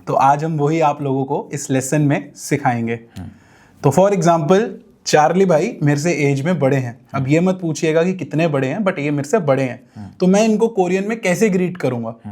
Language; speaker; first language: Hindi; native; Hindi